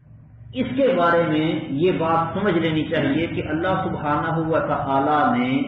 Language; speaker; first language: Urdu; native; Urdu